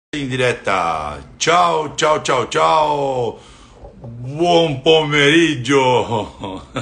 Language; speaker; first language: Italian; non-native, learner; Portuguese